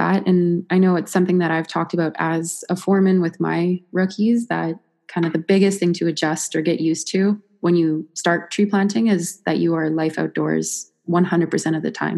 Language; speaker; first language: English; native; English